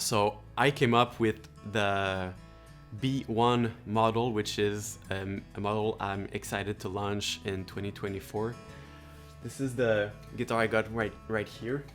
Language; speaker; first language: English; non-native, local second language; French